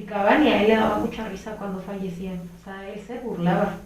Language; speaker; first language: Spanish; native; Spanish